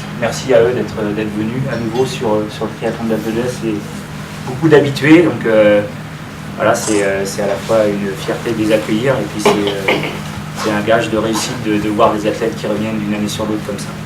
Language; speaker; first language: French; native; French